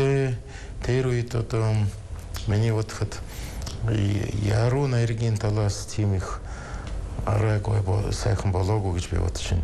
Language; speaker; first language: Mongolian; non-native, fluent; Russian